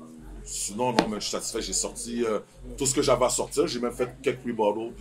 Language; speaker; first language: French; native; French